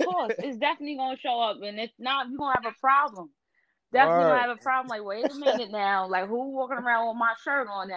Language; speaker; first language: English; native; English